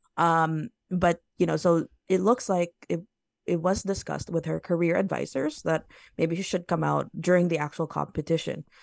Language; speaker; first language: English; native; English